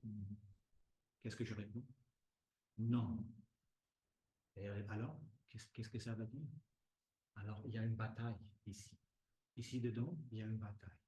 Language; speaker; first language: French; non-native, fluent; English